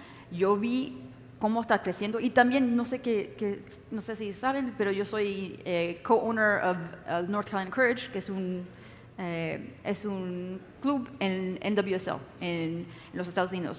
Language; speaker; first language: Spanish; early bilingual, heritage; English